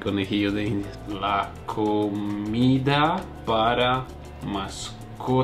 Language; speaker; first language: Spanish; non-native, learner; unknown